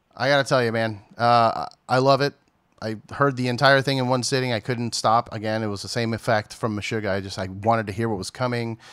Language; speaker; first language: English; native; English